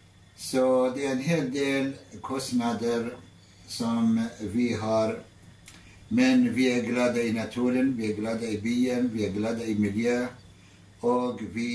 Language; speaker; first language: Norwegian; non-native, fluent; Arabic